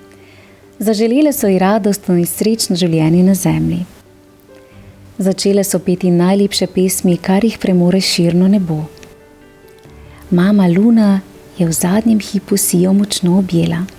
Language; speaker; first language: Slovenian; native; Slovenian